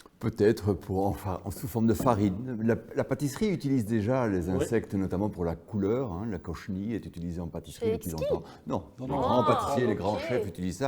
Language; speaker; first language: French; native; French